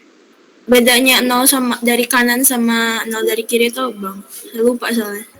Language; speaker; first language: Indonesian; native; Indonesian